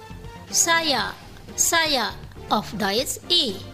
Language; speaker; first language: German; non-native, fluent; Indonesian